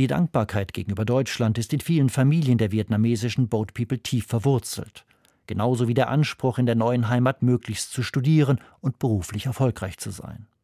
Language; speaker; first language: German; native; German